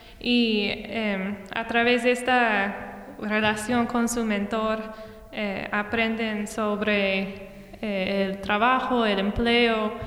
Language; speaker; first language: Spanish; non-native, fluent; English